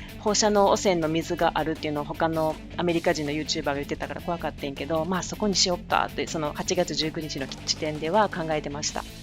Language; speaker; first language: Japanese; native; Japanese